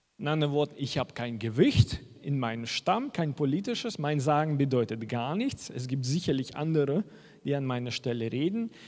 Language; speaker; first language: German; non-native, fluent; Russian